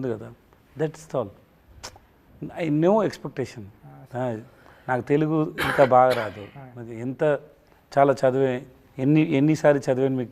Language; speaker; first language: Telugu; non-native, learner; Tamil